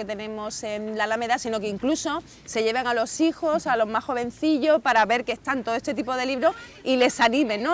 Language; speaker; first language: Spanish; native; Spanish